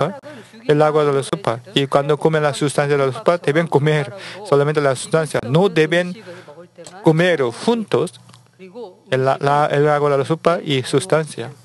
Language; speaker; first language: Spanish; non-native, learner; Korean